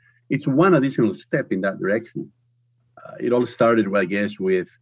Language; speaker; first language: English; non-native, fluent; Spanish